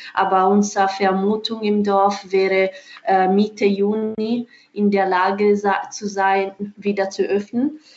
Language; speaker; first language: German; non-native, fluent; Italian